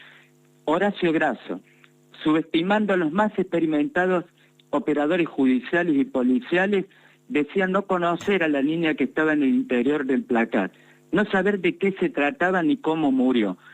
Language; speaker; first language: Spanish; native; Spanish